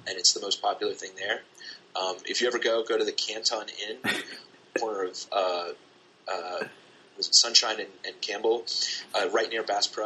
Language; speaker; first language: English; native; English